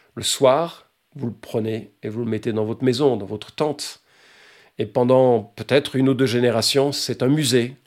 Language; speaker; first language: French; native; French